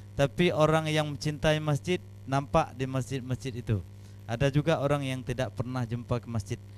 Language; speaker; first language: Malay; non-native, local second language; Achinese